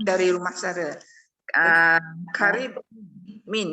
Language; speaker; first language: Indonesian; non-native, local second language; Malay